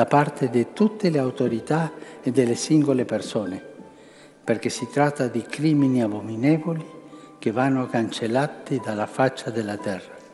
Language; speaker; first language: Italian; non-native, fluent; Spanish